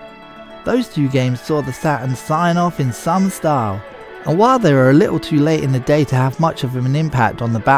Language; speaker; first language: English; native; English